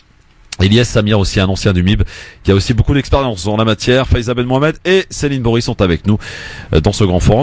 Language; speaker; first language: French; native; French